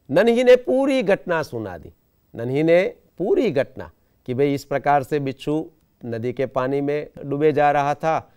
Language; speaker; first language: Hindi; non-native, local second language; Gujarati